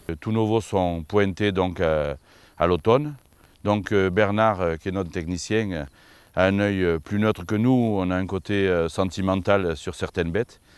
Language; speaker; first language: French; native; French